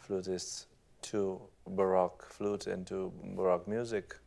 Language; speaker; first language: English; non-native, fluent; Romanian